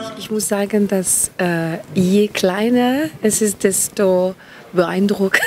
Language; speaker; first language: German; non-native, learner; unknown